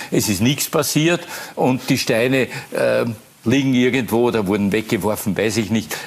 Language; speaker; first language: German; native; German